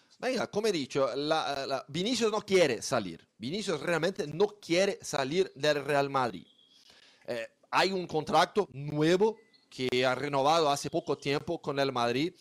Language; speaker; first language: Spanish; non-native, fluent; Portuguese